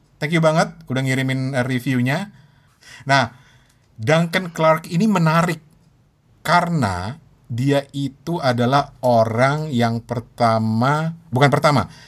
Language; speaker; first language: Indonesian; native; Indonesian